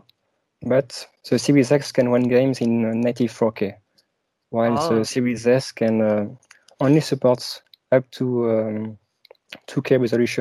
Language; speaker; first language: English; non-native, fluent; French